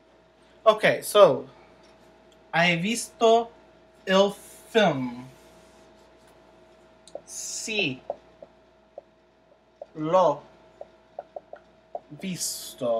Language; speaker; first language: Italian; non-native, fluent; English